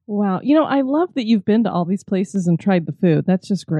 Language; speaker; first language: English; native; English